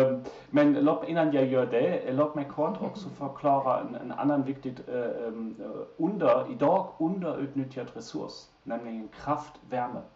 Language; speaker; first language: Swedish; non-native, fluent; German